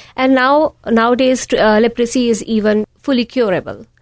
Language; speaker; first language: English; non-native, local second language; Hindi